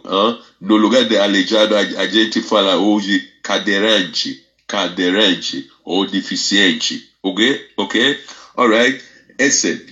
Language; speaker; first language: Portuguese; non-native, fluent; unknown